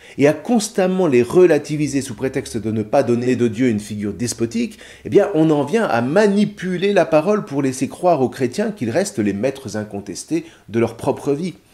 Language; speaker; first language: French; native; French